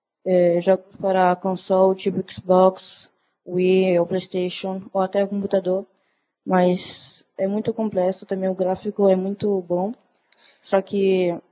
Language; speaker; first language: Portuguese; early bilingual, other home language; Italian